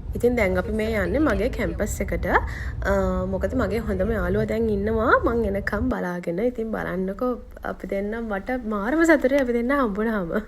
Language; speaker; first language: Sinhala; native; Sinhala